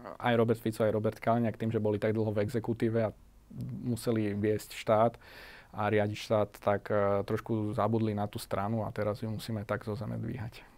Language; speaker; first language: Slovak; native; Slovak